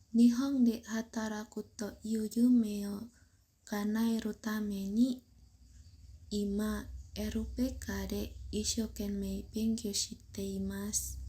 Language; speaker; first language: Japanese; non-native, learner; Indonesian